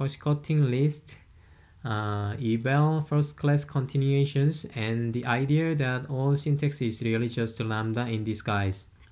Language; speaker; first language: English; non-native, fluent; Korean